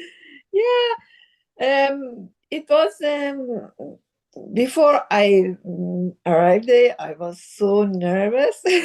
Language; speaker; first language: English; non-native, learner; Persian